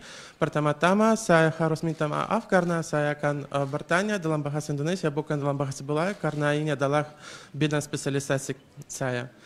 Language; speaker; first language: Indonesian; non-native, fluent; Russian